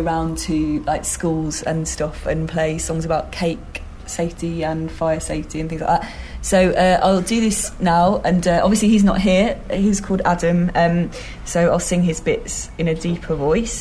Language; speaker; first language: English; native; English